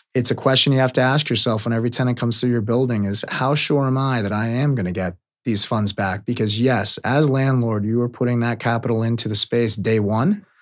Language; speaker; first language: English; native; English